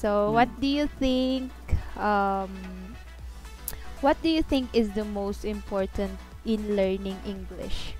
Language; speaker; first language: English; non-native, fluent; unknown